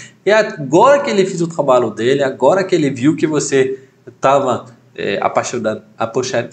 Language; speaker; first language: Portuguese; non-native, fluent; French